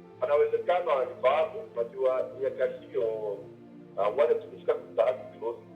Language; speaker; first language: Swahili; non-native, local second language; Gusii